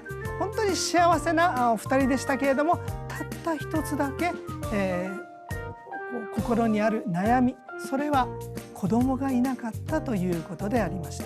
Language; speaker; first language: Japanese; native; Japanese